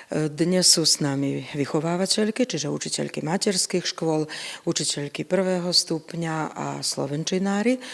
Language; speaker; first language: Slovak; native; Slovak